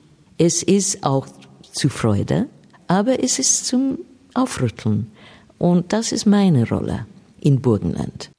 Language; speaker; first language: German; non-native, fluent; English